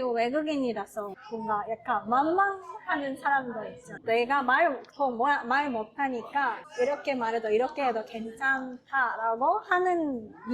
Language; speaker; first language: Korean; non-native, fluent; Japanese